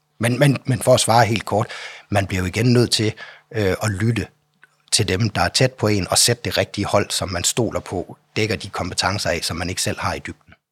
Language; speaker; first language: Danish; native; Danish